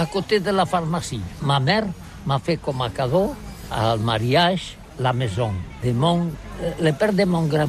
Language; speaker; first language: French; non-native, learner; Catalan